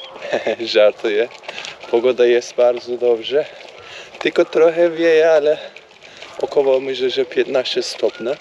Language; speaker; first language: Polish; non-native, learner; Turkish